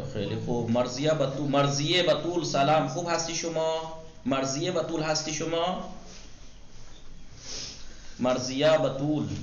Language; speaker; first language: Persian; non-native, fluent; Urdu